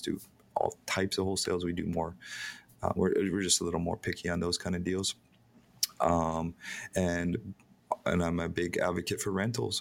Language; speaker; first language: English; native; English